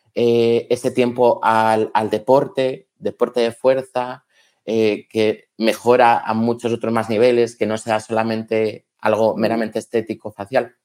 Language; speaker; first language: Spanish; native; Spanish